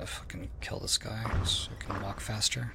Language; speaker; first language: English; native; English